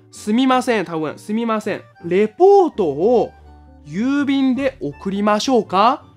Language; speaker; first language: Japanese; non-native, fluent; Chinese